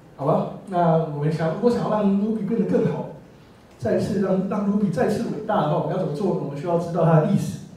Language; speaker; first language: Chinese; native; Chinese